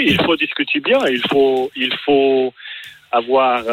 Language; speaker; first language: French; non-native, learner; Portuguese